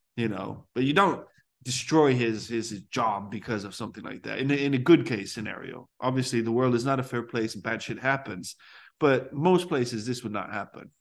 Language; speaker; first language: English; early bilingual, other home language; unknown